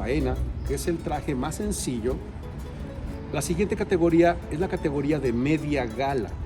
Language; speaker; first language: Spanish; native; Spanish